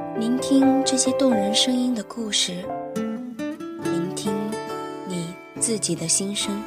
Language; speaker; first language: Chinese; native; Chinese